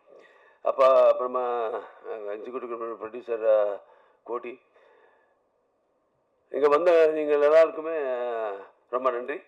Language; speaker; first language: Tamil; non-native, learner; Telugu